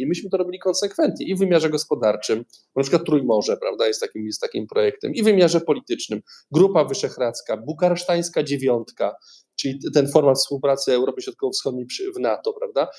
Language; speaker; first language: Polish; native; Polish